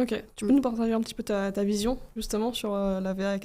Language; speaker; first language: French; native; French